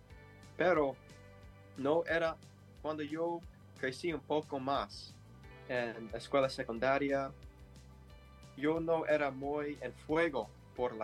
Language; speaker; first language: Spanish; non-native, learner; English